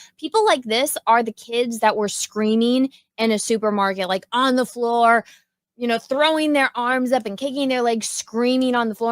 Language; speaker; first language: English; native; English